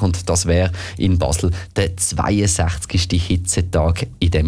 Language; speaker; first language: German; native; German